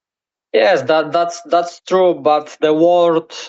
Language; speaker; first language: English; non-native, learner; Polish